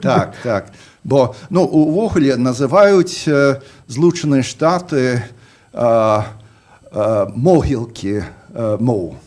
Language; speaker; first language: Belarusian; non-native, fluent; English